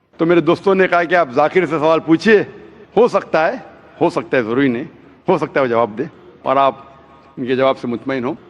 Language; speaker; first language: Hindi; non-native, local second language; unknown